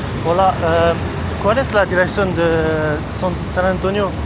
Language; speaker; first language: Spanish; non-native, learner; French